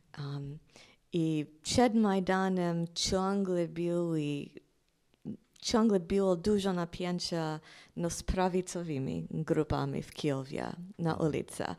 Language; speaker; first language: Polish; non-native, fluent; English